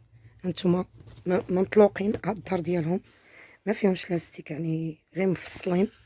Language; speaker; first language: Arabic; native; Arabic